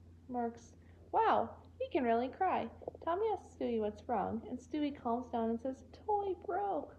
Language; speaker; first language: English; native; English